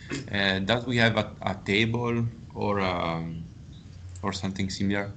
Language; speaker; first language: English; non-native, learner; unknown